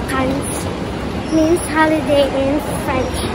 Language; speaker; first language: English; non-native, local second language; Filipino